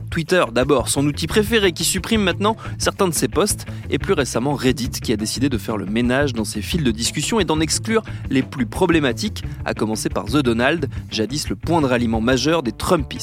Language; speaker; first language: French; native; French